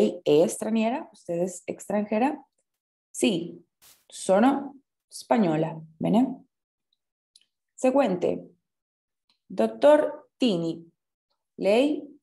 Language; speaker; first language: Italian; non-native, fluent; Spanish